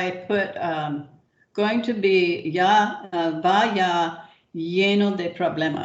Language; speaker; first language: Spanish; non-native, learner; English